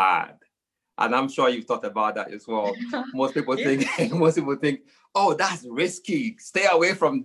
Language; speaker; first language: English; non-native, local second language; Igbo